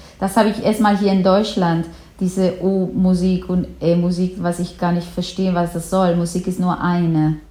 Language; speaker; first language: German; non-native, fluent; Spanish